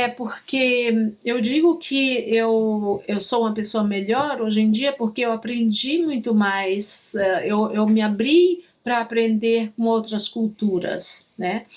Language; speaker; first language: Portuguese; native; Portuguese